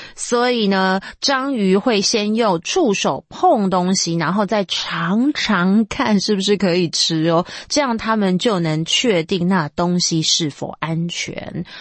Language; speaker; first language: Chinese; native; Chinese